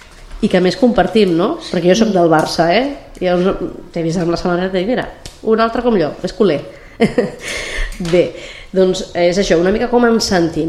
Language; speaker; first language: Catalan; native; Catalan